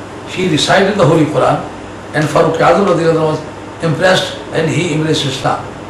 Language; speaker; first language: English; non-native, local second language; Urdu